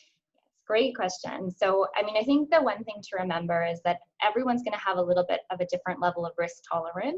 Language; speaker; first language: English; native; English